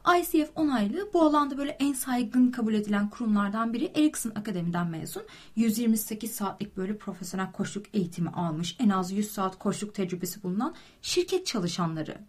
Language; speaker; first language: Turkish; native; Turkish